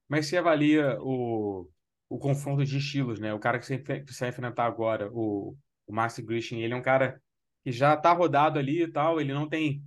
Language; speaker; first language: Portuguese; native; Portuguese